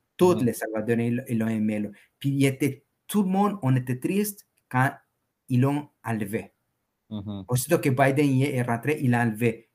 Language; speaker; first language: French; non-native, fluent; Spanish